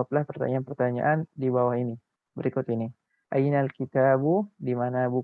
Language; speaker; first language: Indonesian; non-native, local second language; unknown